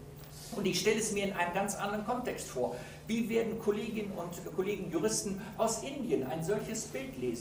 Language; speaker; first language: German; native; German